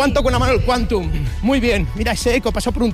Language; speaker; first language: Spanish; native; Spanish